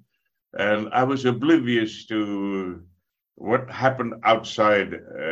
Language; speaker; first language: English; non-native, local second language; Tamil